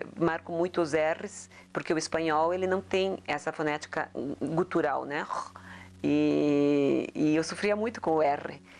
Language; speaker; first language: Portuguese; early bilingual, other home language; Spanish